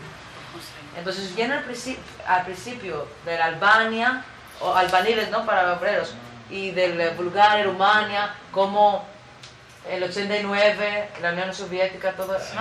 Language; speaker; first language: Spanish; non-native, fluent; Greek